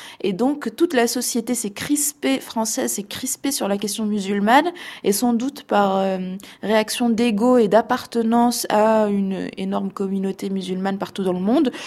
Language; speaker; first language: French; non-native, local second language; Arabic